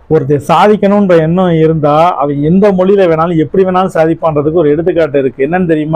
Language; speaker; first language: Tamil; native; Tamil